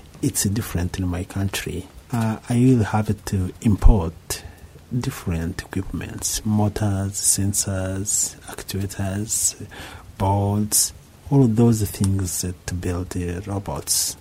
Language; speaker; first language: English; non-native, local second language; Kinyarwanda